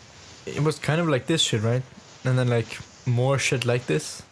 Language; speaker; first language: English; non-native, fluent; German